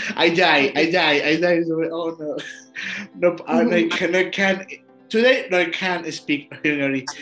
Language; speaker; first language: English; non-native, learner; Spanish